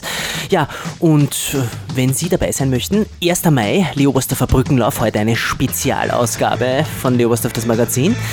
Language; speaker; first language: German; native; German